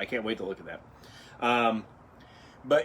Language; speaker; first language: English; native; English